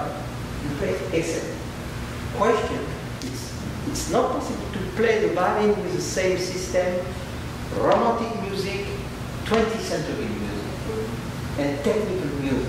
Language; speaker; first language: English; non-native, learner; French